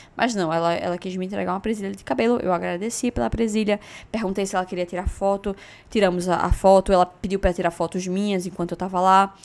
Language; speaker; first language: Portuguese; native; Portuguese